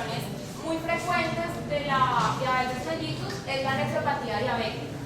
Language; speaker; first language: Spanish; native; Spanish